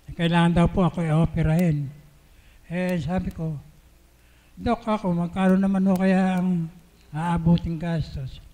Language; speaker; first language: Filipino; native; Filipino